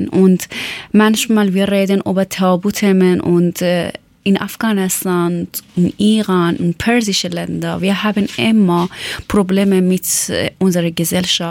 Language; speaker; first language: German; non-native, learner; Persian